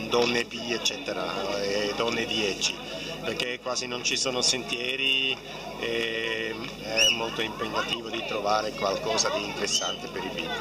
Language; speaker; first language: Italian; non-native, local second language; German